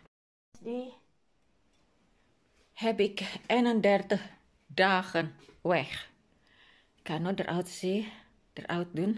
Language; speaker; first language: Dutch; non-native, learner; Indonesian